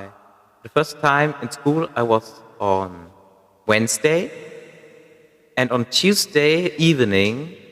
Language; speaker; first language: English; non-native, fluent; German